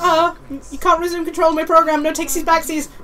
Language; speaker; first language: English; native; English